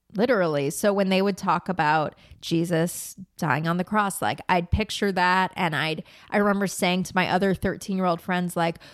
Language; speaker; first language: English; native; English